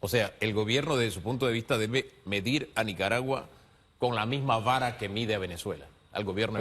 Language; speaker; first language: Spanish; native; Spanish